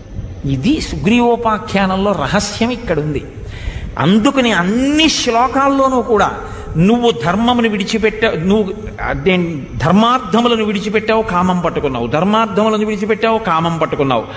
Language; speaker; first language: Telugu; native; Telugu